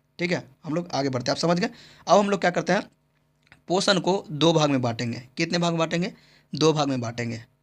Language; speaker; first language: Hindi; native; Hindi